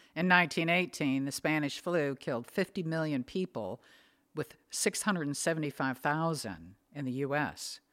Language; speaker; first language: English; native; English